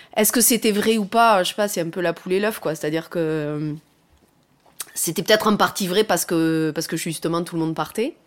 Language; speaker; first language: French; native; French